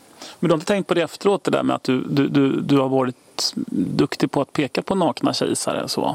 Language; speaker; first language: Swedish; native; Swedish